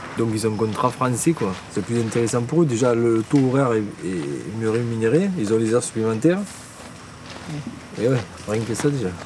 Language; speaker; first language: French; native; French